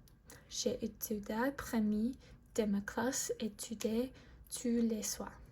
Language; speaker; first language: French; non-native, learner; English